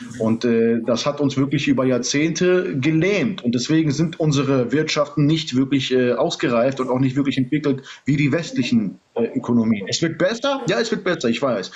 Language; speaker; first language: German; early bilingual, other home language; Serbian